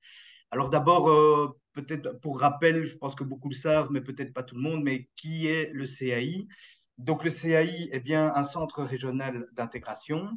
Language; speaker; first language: French; native; French